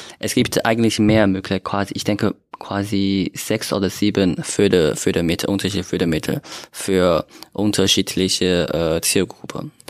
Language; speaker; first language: German; non-native, learner; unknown